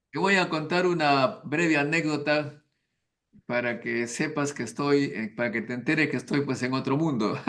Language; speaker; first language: Spanish; native; Spanish